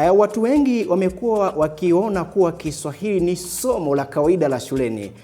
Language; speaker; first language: Swahili; native; Swahili